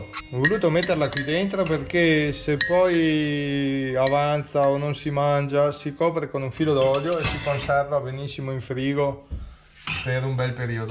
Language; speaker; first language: Italian; native; Italian